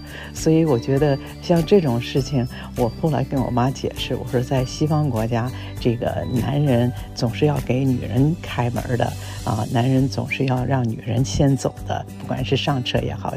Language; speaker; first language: Chinese; native; Chinese